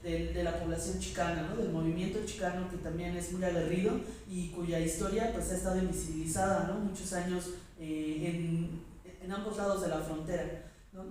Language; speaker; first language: Spanish; native; Spanish